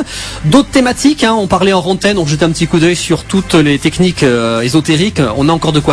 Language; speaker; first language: French; native; French